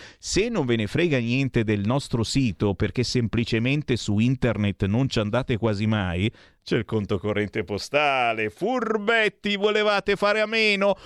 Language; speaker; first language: Italian; native; Italian